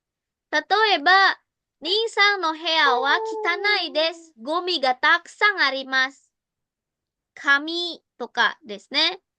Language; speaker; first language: Japanese; non-native, fluent; Indonesian